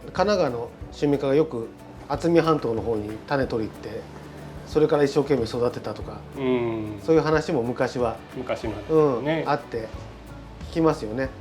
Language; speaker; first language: Japanese; native; Japanese